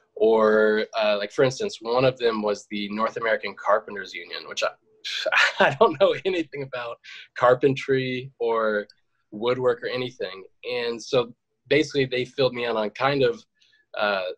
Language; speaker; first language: English; native; English